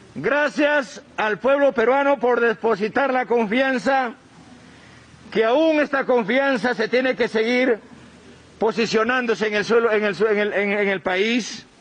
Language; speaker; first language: Spanish; native; Spanish